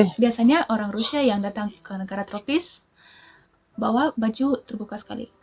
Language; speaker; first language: Indonesian; non-native, fluent; Russian